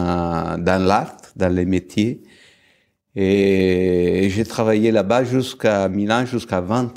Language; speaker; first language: French; non-native, fluent; Italian